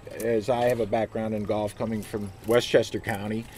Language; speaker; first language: English; native; English